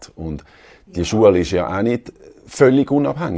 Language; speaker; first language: German; native; German